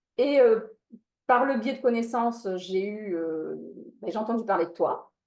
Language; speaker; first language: French; non-native, fluent; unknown